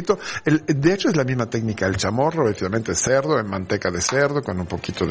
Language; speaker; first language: Spanish; non-native, fluent; French